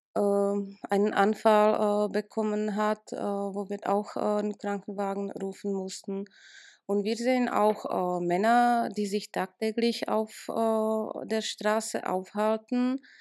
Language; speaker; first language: German; non-native, fluent; Czech